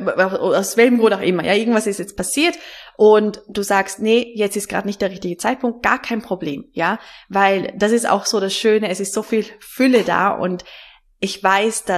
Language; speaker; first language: German; native; German